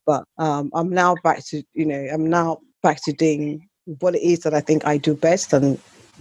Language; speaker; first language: English; non-native, local second language; Yoruba